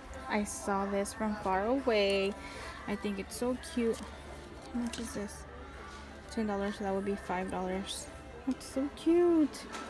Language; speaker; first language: English; early bilingual, other home language; Spanish